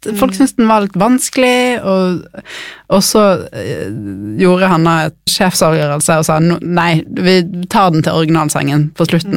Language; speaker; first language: Norwegian; native; Norwegian